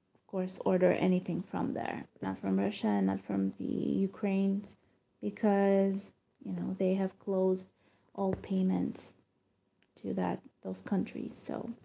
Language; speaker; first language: English; non-native, fluent; Hebrew